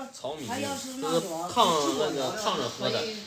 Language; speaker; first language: Chinese; native; Chinese